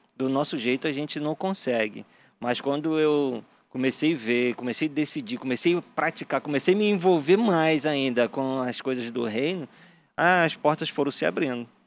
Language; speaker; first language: Portuguese; native; Portuguese